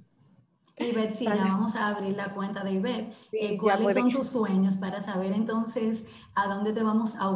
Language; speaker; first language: Spanish; native; Spanish